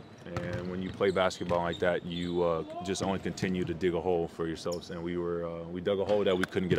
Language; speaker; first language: English; native; English